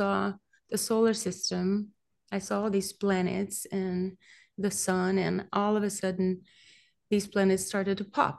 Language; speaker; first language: English; non-native, fluent; Portuguese